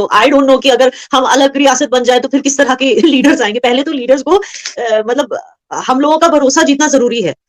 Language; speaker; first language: Hindi; non-native, local second language; Kashmiri